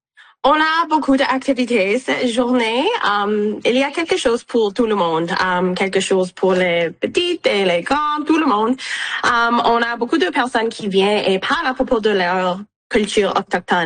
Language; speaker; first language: French; non-native, local second language; English